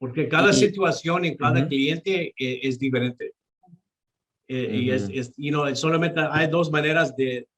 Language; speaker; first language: Spanish; non-native, local second language; English